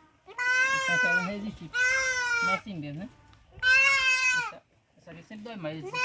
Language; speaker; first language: Portuguese; native; Portuguese